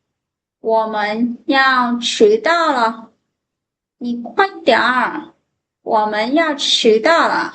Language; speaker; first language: Chinese; non-native, fluent; Lao